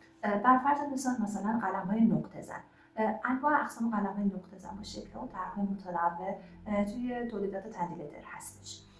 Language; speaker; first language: Persian; native; Persian